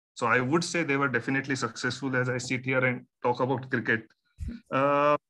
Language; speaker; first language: English; non-native, local second language; Marathi